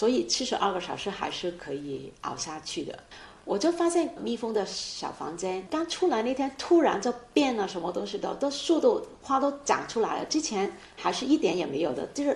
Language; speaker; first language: Chinese; non-native, fluent; Cantonese